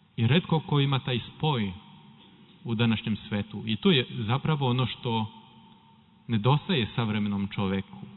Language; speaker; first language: Serbian; non-native, fluent; French